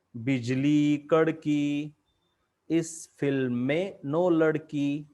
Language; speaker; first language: Hindi; non-native, local second language; Marathi